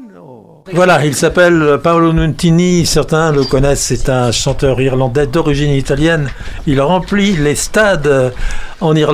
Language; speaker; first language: French; native; French